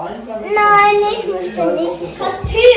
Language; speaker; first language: German; early bilingual, other home language; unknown